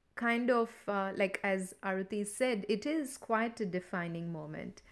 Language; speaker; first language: English; non-native, local second language; Tamil